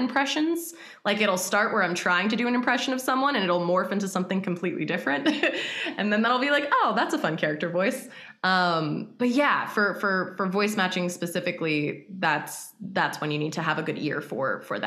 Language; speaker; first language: English; native; English